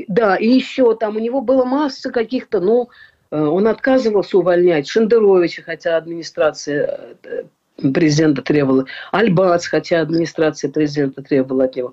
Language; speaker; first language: Russian; native; Russian